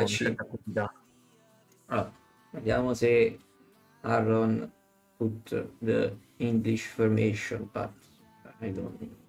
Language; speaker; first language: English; non-native, learner; Italian